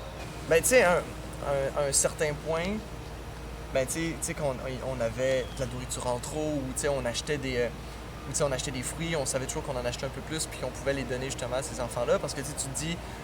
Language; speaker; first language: French; native; French